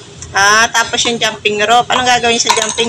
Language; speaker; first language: Filipino; native; Filipino